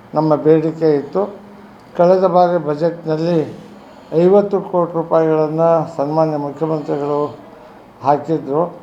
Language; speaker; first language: Kannada; non-native, local second language; Lambadi